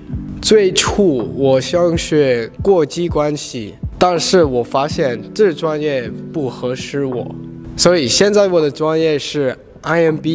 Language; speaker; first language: Chinese; non-native, learner; English